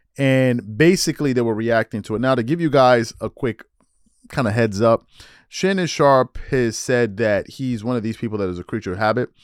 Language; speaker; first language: English; native; English